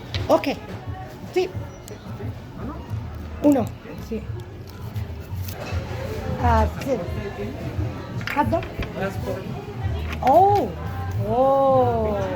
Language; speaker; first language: Spanish; non-native, learner; English